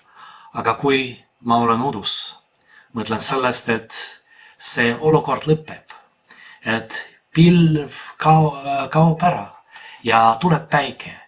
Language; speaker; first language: Estonian; non-native, fluent; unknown